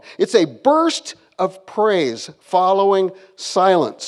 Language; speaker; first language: English; native; English